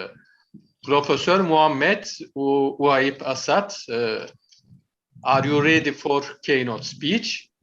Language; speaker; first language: English; non-native, learner; Turkish